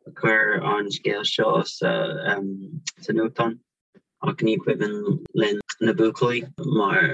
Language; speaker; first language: Irish; non-native, local second language; English